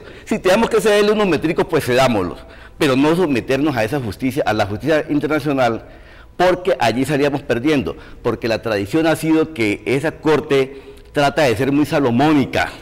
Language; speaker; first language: Spanish; native; Spanish